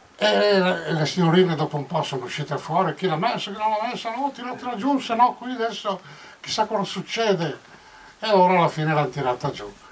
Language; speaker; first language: Italian; native; Italian